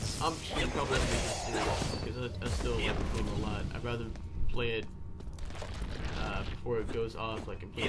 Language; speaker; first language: English; native; English